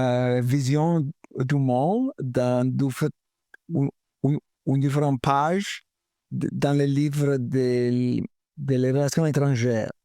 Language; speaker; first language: French; non-native, fluent; Italian